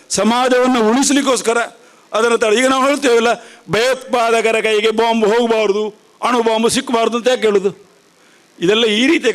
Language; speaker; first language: Kannada; non-native, local second language; Tulu